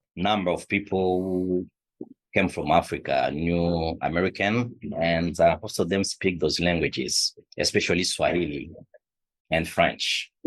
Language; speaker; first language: English; non-native, fluent; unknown